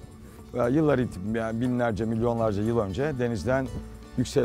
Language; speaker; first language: Turkish; native; Turkish